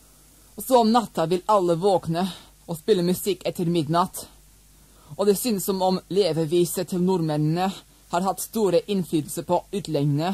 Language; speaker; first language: Norwegian; non-native, learner; English